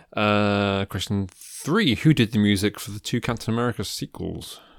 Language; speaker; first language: English; native; English